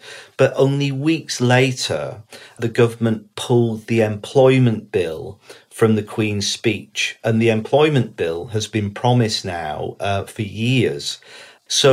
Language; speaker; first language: English; native; English